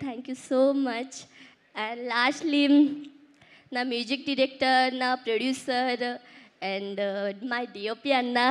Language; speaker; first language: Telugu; early bilingual, heritage; Telugu